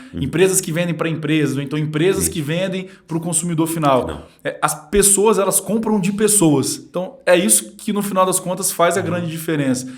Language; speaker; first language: Portuguese; native; Portuguese